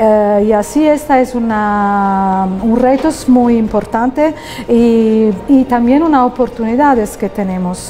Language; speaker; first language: Spanish; non-native, fluent; Italian